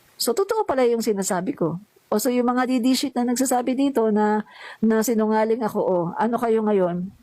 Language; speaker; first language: Filipino; non-native, local second language; Cebuano